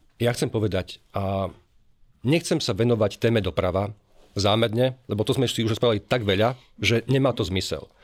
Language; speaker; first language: Slovak; native; Slovak